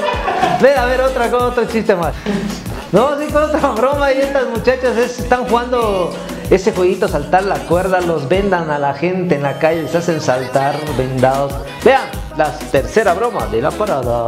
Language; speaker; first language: Spanish; native; Spanish